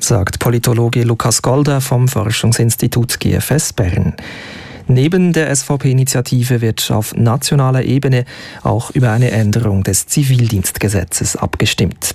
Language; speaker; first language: German; native; German